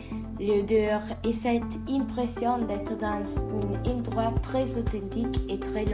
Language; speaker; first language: French; non-native, learner; Italian